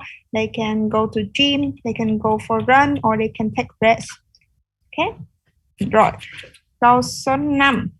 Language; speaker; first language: English; non-native, fluent; Vietnamese